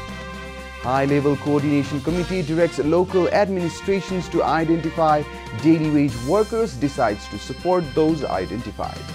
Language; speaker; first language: English; non-native, fluent; Nepali